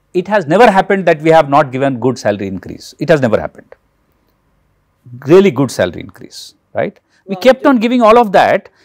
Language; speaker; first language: Hindi; native; Hindi